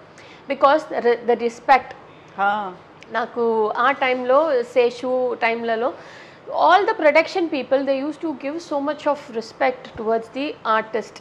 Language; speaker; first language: Telugu; non-native, local second language; Tamil